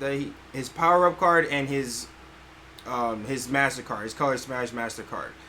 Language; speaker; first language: English; native; English